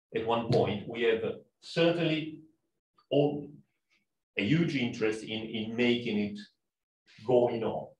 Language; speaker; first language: English; non-native, fluent; Italian